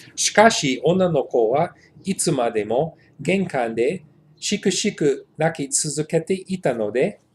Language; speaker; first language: Japanese; non-native, learner; English